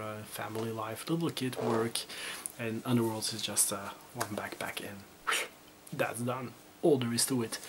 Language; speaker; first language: English; non-native, fluent; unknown